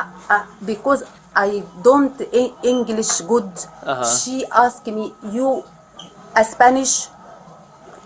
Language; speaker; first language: English; non-native, learner; Arabic